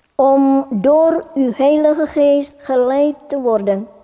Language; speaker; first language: Dutch; non-native, fluent; Indonesian